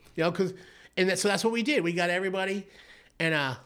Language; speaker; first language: English; native; English